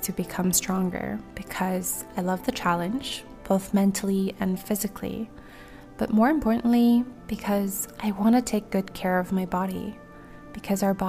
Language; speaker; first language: English; native; English